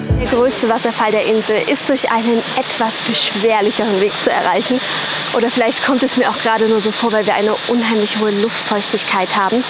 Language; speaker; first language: German; native; German